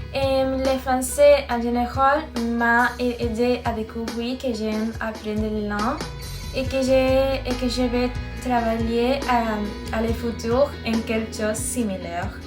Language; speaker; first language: French; non-native, learner; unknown